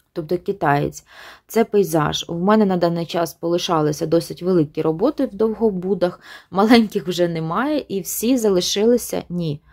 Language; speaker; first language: Ukrainian; non-native, local second language; Russian